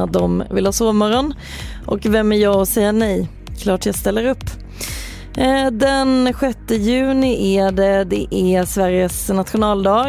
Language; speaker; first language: Swedish; native; Swedish